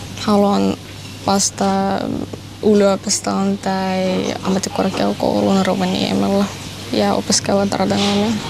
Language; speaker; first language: Finnish; non-native, learner; Russian